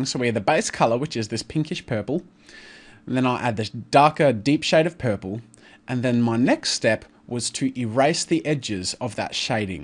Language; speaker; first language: English; native; English